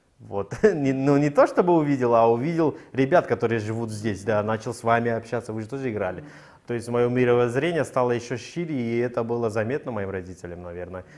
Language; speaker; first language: Russian; non-native, local second language; Tajik